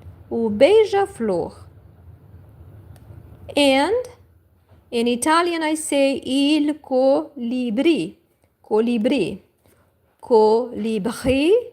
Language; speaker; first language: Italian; non-native, learner; Portuguese